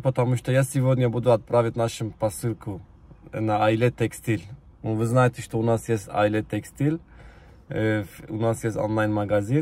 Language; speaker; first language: Russian; non-native, learner; Turkish